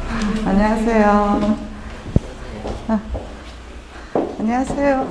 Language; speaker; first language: Korean; native; Korean